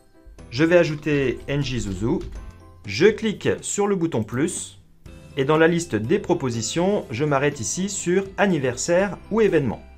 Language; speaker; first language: French; native; French